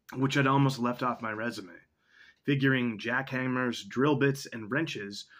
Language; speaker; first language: English; native; English